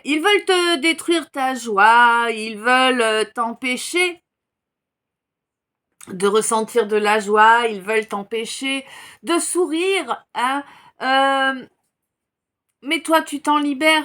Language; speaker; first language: French; native; French